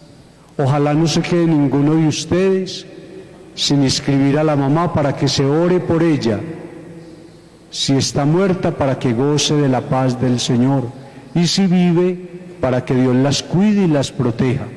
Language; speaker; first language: Spanish; native; Spanish